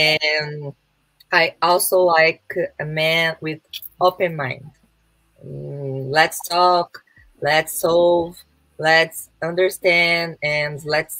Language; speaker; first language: English; non-native, learner; Portuguese